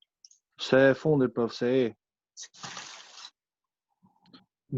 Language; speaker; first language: French; non-native, learner; Albanian